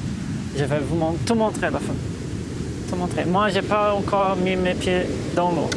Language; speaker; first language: French; non-native, fluent; Portuguese